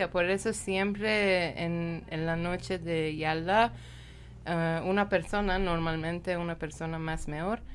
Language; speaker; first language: Spanish; non-native, fluent; Persian